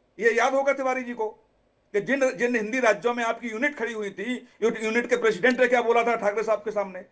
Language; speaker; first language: Hindi; native; Hindi